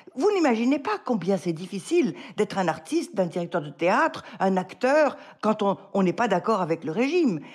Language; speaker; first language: French; native; French